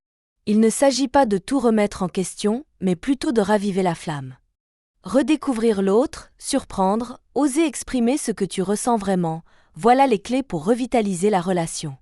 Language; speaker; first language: French; native; French